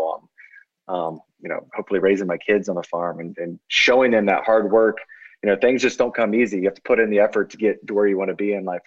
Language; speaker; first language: English; native; English